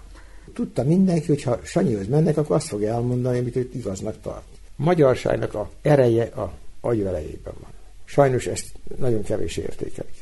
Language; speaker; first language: Hungarian; native; Hungarian